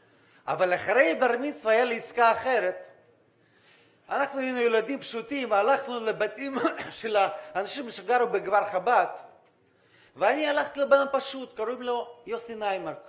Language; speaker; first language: Hebrew; non-native, fluent; Russian